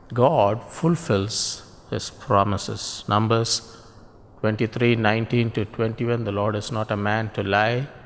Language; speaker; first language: English; non-native, local second language; Tamil